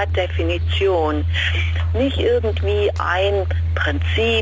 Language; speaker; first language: German; native; German